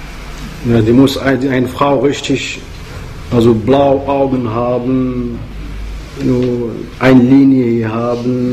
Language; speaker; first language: German; non-native, fluent; Arabic